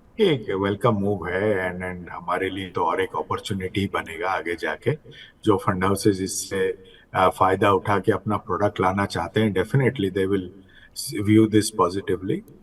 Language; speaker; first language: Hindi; non-native, local second language; Odia